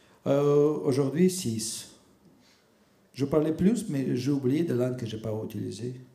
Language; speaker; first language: French; non-native, fluent; Russian